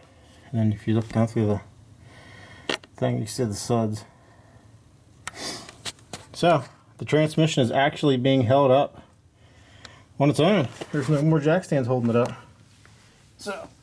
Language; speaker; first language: English; native; English